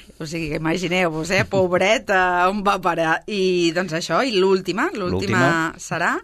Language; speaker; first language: Catalan; native; Catalan